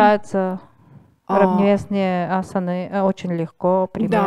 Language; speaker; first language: Russian; non-native, learner; Bulgarian